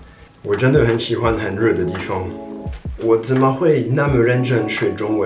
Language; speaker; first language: Chinese; non-native, fluent; French